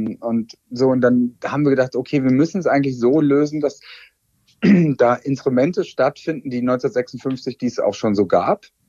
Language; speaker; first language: German; native; German